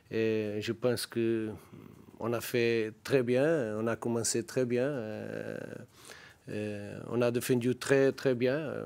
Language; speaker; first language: French; non-native, learner; Portuguese